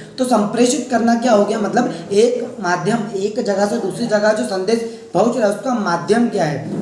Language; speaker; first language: Hindi; native; Hindi